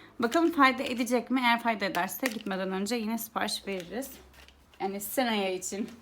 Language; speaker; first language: Turkish; early bilingual, heritage; Turkish